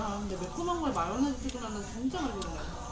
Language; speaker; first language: Korean; native; Korean